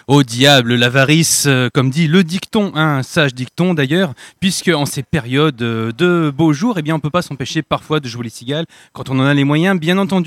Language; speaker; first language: French; native; French